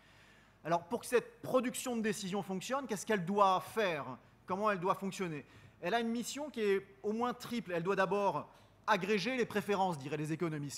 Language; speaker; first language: French; native; French